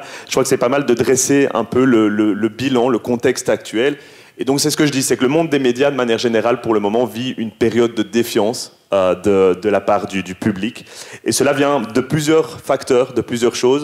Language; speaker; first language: French; native; French